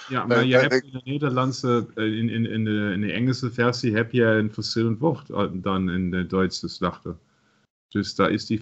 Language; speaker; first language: Dutch; non-native, learner; German